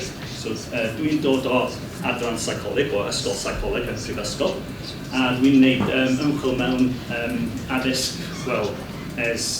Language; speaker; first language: Welsh; non-native, learner; English